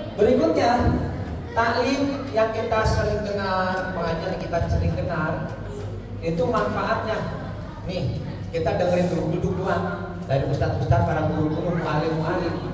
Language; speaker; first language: Indonesian; non-native, local second language; Javanese